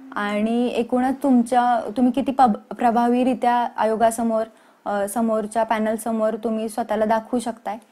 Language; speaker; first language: Marathi; native; Marathi